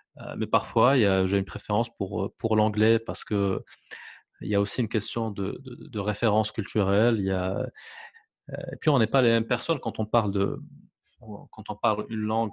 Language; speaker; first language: French; non-native, local second language; Arabic